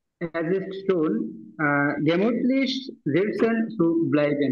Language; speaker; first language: German; non-native, learner; Bangla